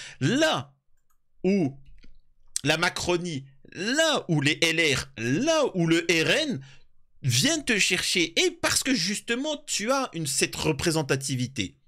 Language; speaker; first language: French; native; French